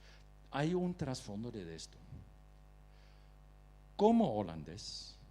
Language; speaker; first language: Spanish; non-native, fluent; Dutch